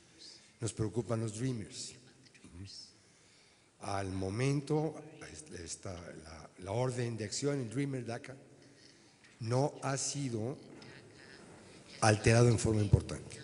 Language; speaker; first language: Spanish; native; Spanish